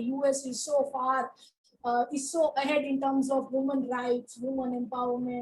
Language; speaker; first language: English; non-native, local second language; Gujarati